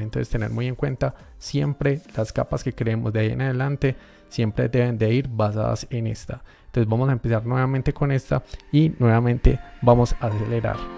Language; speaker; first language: Spanish; native; Spanish